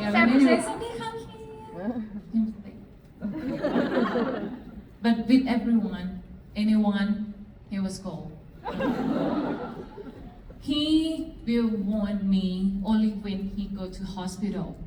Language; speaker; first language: English; non-native, fluent; Thai